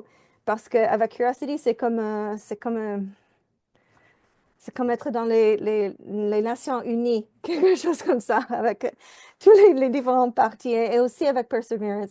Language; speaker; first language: French; non-native, fluent; English